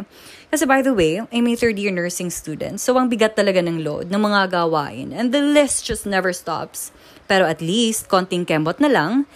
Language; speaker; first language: English; non-native, local second language; Waray